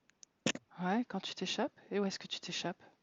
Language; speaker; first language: French; native; French